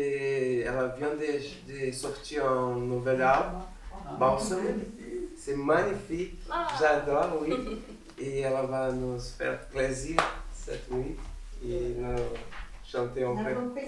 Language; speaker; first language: French; non-native, learner; Portuguese